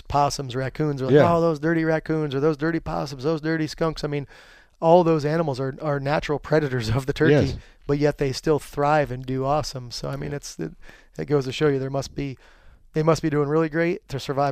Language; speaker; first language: English; native; English